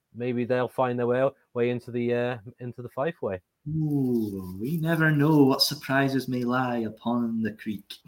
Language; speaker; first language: English; native; English